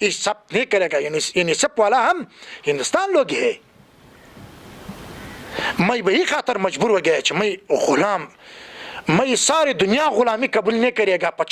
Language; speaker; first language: Hindi; non-native, learner; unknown